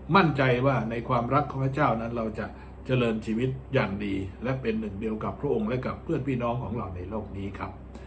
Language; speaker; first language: Thai; native; Thai